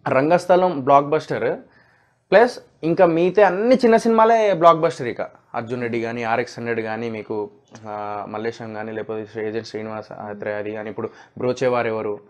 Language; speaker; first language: Telugu; native; Telugu